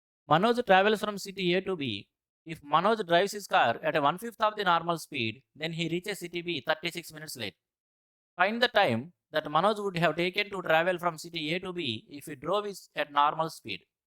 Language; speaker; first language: English; non-native, local second language; Telugu